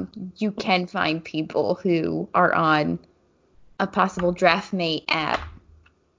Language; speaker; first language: English; native; English